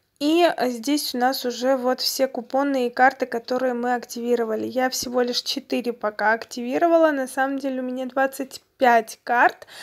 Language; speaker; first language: Russian; non-native, local second language; Armenian